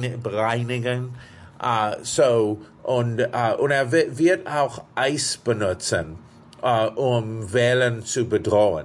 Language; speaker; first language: German; non-native, fluent; English